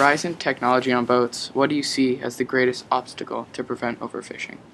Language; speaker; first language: English; native; English